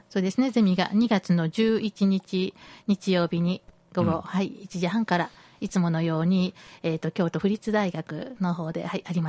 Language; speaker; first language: Japanese; native; Japanese